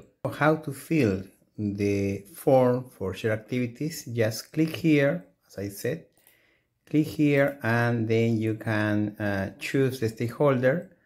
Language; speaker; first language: English; non-native, fluent; Spanish